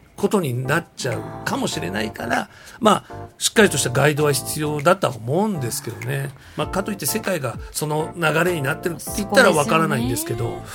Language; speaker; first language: Japanese; native; Japanese